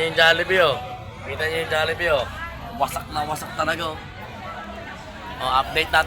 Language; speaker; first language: Filipino; native; Filipino